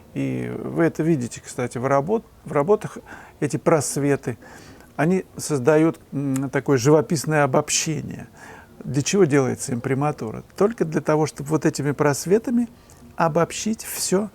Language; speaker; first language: Russian; native; Russian